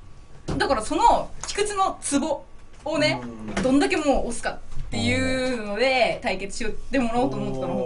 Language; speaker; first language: Japanese; native; Japanese